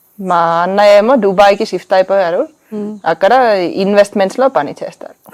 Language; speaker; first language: Telugu; non-native, fluent; Finnish